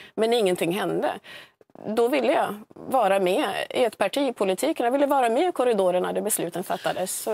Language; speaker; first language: Swedish; early bilingual, other home language; Swahili